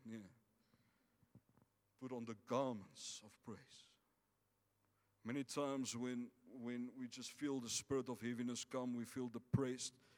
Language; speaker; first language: English; non-native, local second language; Afrikaans